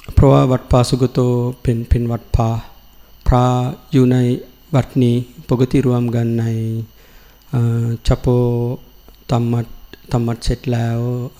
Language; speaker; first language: Thai; non-native, learner; Sinhala